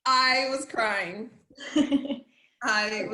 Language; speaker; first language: English; native; English